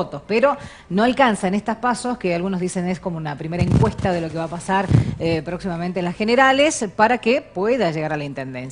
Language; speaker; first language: Spanish; native; Spanish